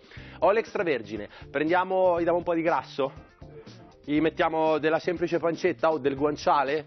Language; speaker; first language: Italian; native; Italian